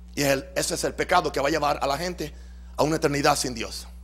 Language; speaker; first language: Spanish; native; Spanish